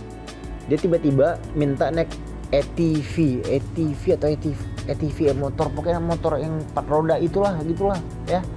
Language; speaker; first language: Indonesian; native; Indonesian